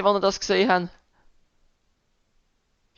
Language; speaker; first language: German; native; German